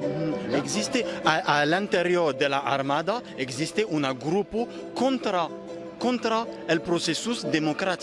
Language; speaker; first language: Spanish; non-native, learner; Arabic